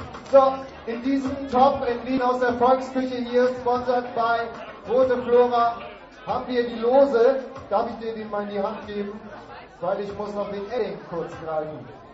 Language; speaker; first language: German; native; German